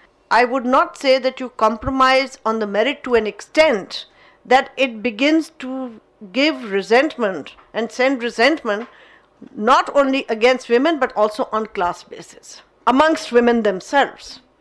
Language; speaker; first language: English; non-native, local second language; Urdu